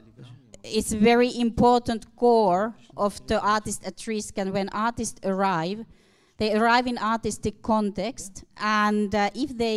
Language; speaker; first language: English; non-native, fluent; Finnish